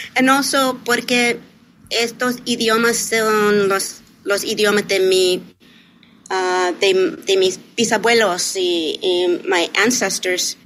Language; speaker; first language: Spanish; early bilingual, heritage; English